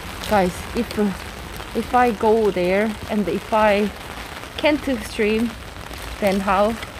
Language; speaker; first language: English; non-native, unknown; Korean